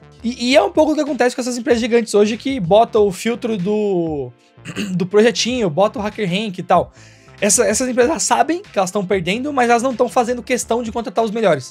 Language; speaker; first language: Portuguese; native; Portuguese